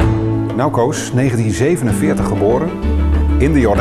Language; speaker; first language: Dutch; native; Dutch